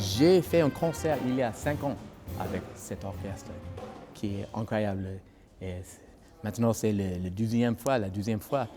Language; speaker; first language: French; non-native, learner; English